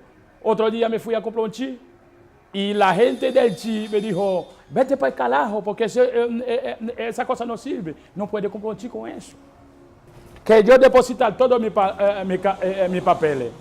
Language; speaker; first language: Spanish; non-native, learner; Haitian Creole